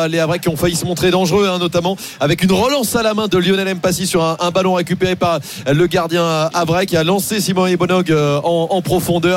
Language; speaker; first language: French; native; French